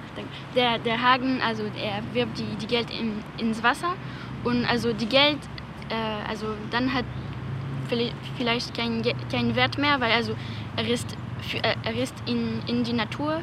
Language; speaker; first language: German; non-native, learner; French